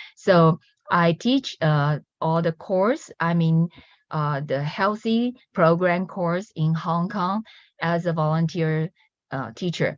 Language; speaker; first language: English; non-native, learner; Chinese